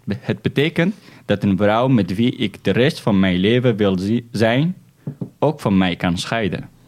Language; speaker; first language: Dutch; non-native, fluent; Arabic